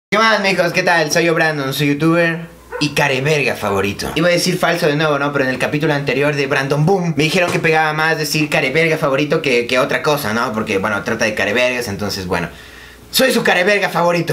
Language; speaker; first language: Spanish; native; Spanish